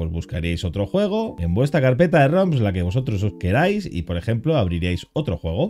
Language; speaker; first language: Spanish; native; Spanish